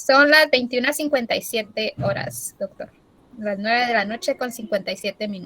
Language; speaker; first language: Spanish; native; Spanish